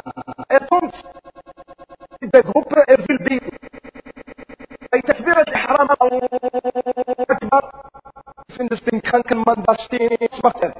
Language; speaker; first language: German; non-native, learner; Arabic